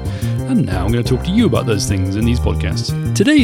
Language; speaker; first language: English; native; English